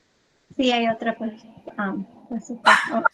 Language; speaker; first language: Spanish; early bilingual, heritage; English